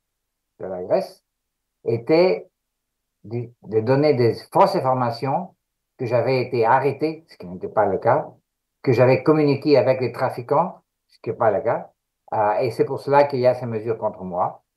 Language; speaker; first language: French; non-native, fluent; Greek